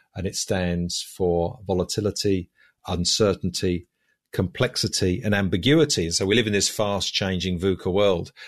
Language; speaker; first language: English; native; English